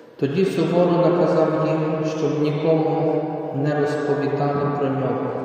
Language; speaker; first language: Ukrainian; non-native, fluent; Polish